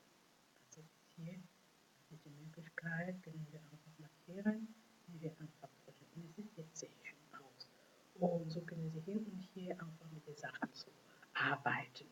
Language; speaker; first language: German; non-native, fluent; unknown